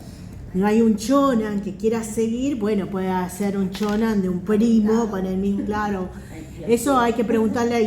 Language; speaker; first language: Spanish; native; Spanish